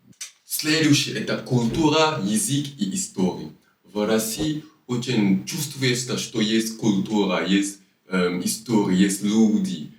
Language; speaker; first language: Russian; non-native, learner; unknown